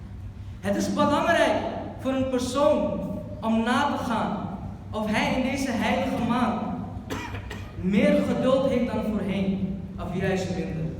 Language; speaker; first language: Dutch; early bilingual, other home language; Urdu